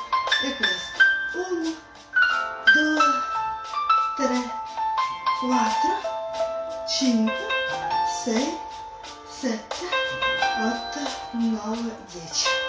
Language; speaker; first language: Italian; non-native, learner; Russian